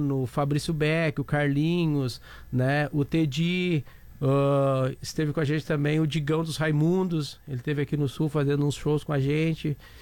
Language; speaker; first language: Portuguese; native; Portuguese